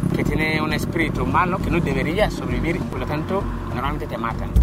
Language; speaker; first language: Spanish; non-native, fluent; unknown